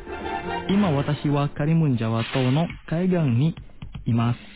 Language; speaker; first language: Japanese; non-native, fluent; Indonesian